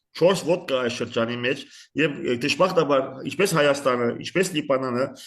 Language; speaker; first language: Armenian; early bilingual, heritage; Armenian